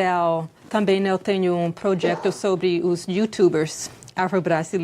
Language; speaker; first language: Portuguese; non-native, fluent; English